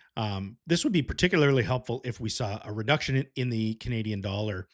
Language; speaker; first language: English; native; English